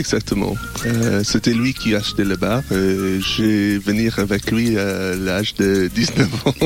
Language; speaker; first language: French; non-native, learner; English